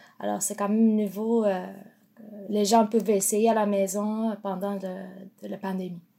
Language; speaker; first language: French; non-native, fluent; Japanese